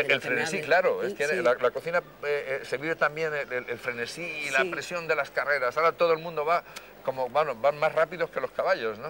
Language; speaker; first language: Spanish; native; Spanish